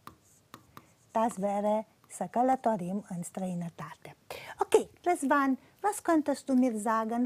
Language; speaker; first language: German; non-native, fluent; Romanian